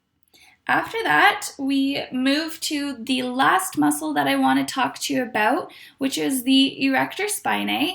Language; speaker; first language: English; native; English